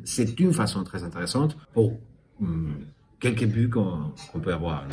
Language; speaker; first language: French; non-native, fluent; Spanish